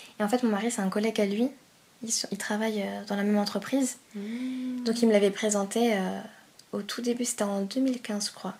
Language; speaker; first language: French; early bilingual, other home language; Persian